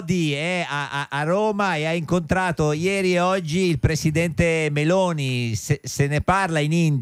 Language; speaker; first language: Italian; native; Italian